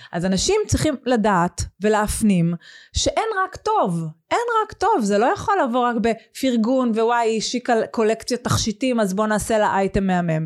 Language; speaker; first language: Hebrew; native; Hebrew